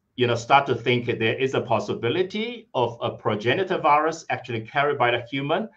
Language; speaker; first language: English; non-native, fluent; Chinese